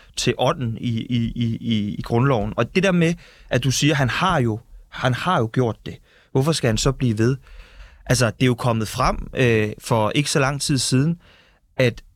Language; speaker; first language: Danish; native; Danish